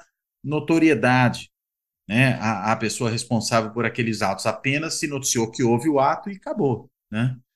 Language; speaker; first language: Portuguese; native; Portuguese